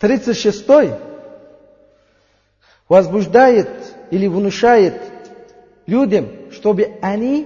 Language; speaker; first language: Russian; non-native, learner; Uzbek